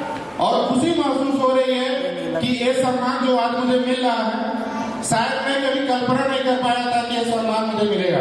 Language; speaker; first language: Hindi; native; Hindi